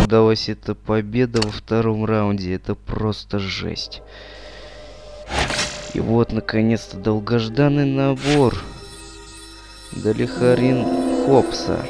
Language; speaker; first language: Russian; native; Russian